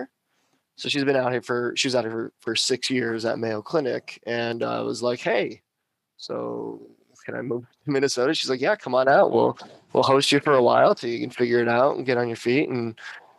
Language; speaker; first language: English; native; English